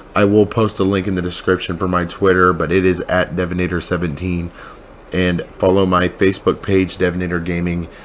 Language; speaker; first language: English; native; English